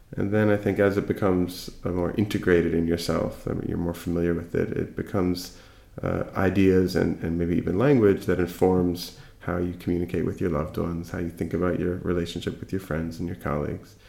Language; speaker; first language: English; native; English